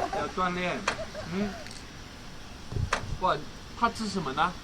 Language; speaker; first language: Chinese; non-native, fluent; Dutch